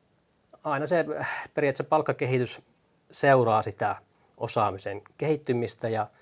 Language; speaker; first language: Finnish; native; Finnish